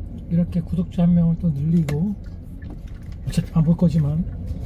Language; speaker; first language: Korean; native; Korean